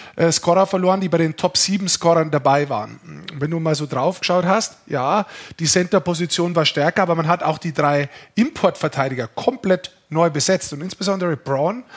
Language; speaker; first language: German; native; German